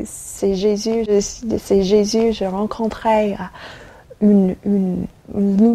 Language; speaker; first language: French; non-native, fluent; English